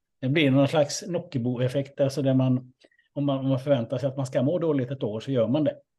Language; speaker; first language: Swedish; native; Swedish